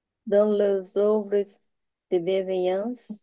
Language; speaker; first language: French; non-native, learner; Portuguese